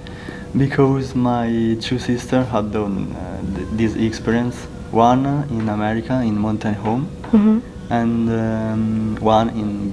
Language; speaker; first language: English; non-native, learner; Italian